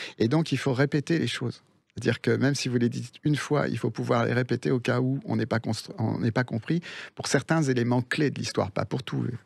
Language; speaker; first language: French; early bilingual, other home language; Spanish